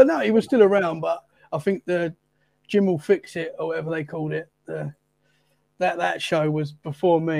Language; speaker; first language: English; native; English